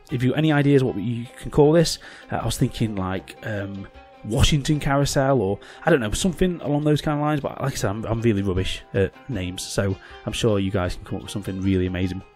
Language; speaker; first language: English; native; English